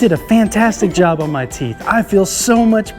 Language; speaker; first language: English; native; English